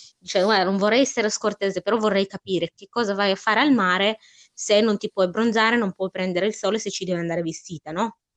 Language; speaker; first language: Italian; early bilingual, other home language; Arabic